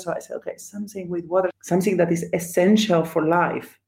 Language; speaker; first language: English; non-native, fluent; Spanish